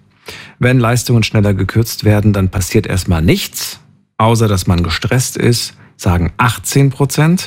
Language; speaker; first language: German; native; German